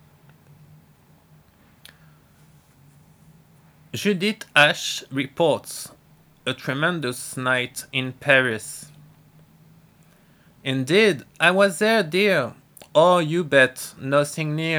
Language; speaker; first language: English; non-native, fluent; French